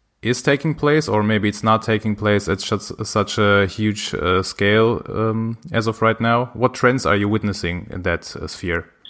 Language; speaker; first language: English; non-native, fluent; German